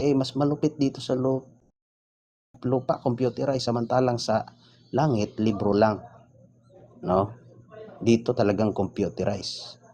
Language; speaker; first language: Filipino; non-native, local second language; Cebuano